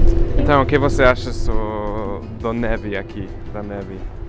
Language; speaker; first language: Portuguese; non-native, fluent; English